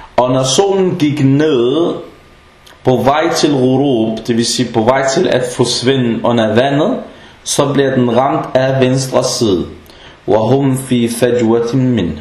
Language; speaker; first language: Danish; non-native, fluent; Arabic